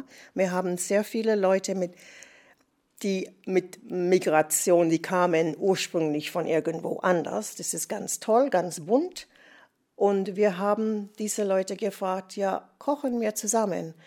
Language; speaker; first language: German; non-native, fluent; English